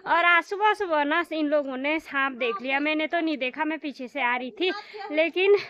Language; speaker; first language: Hindi; native; Hindi